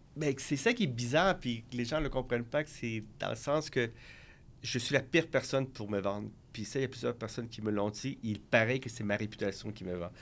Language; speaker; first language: French; early bilingual, other home language; Spanish